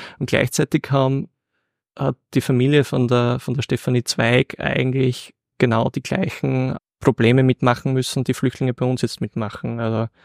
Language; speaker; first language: German; native; German